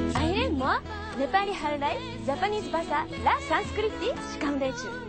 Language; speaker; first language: Nepali; non-native, fluent; Japanese